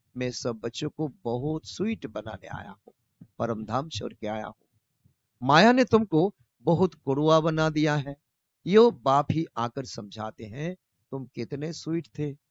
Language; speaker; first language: Hindi; non-native, local second language; Bangla